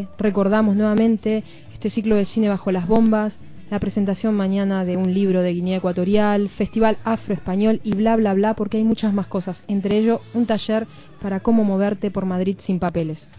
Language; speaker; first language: Spanish; native; Spanish